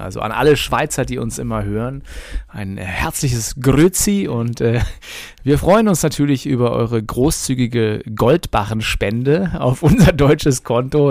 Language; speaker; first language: German; native; German